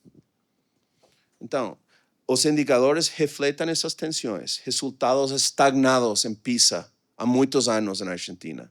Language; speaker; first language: Portuguese; non-native, fluent; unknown